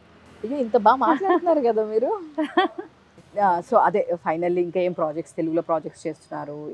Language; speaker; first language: Telugu; native; Telugu